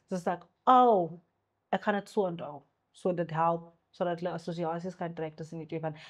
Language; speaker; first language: Afrikaans; non-native, local second language; Xhosa